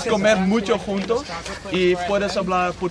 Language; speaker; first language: Spanish; non-native, learner; Dutch